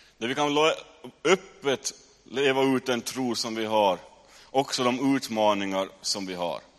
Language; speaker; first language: Swedish; native; Swedish